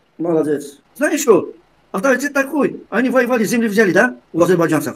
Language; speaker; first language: Russian; non-native, local second language; Armenian